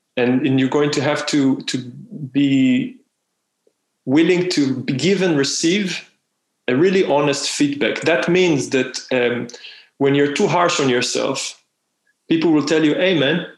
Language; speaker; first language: English; non-native, fluent; Hebrew